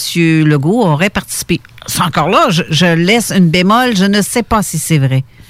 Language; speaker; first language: French; native; French